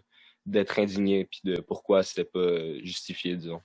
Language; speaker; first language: French; native; French